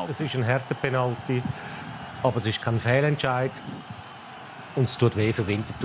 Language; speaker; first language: German; native; German